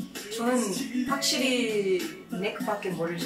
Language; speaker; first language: Korean; non-native, fluent; English